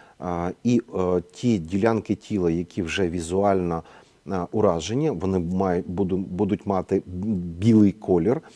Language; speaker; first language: Ukrainian; native; Ukrainian